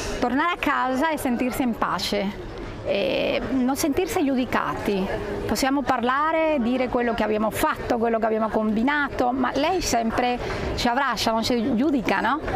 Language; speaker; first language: Italian; non-native, fluent; Spanish